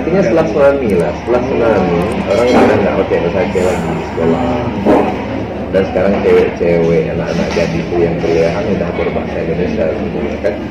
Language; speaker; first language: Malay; non-native, local second language; Achinese